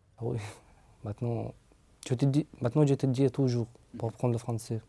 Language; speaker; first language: French; non-native, learner; Arabic